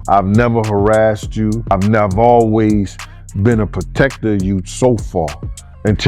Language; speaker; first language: English; native; English